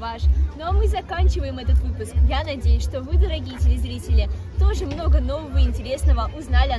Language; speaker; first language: Russian; native; Russian